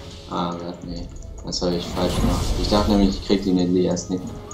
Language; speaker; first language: German; early bilingual, heritage; German